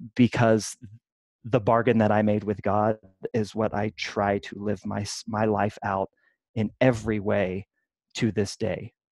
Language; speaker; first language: English; native; English